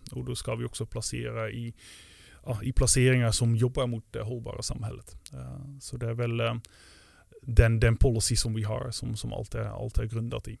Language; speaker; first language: Swedish; non-native, fluent; Dutch